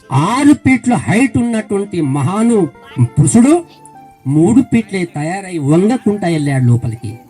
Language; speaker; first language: Telugu; non-native, local second language; Lambadi